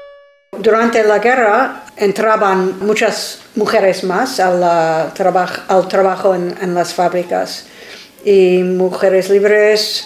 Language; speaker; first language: Spanish; non-native, fluent; English